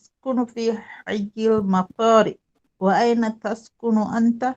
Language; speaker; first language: Arabic; non-native, learner; Divehi